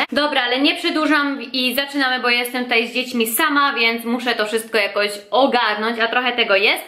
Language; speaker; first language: Polish; native; Polish